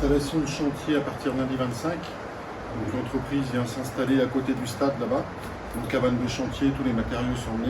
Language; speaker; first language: French; native; French